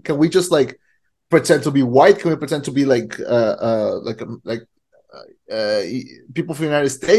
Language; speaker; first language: English; non-native, fluent; Spanish